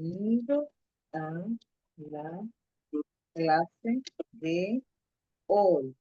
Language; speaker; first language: Spanish; non-native, learner; Portuguese